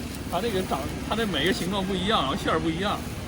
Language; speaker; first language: Chinese; native; Chinese